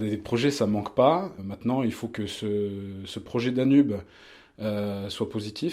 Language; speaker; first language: French; native; French